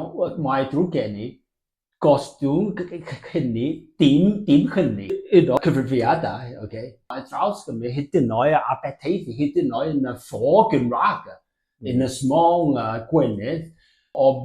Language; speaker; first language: Welsh; non-native, learner; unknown